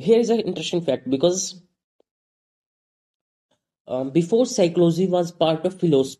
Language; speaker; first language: English; non-native, local second language; Hindi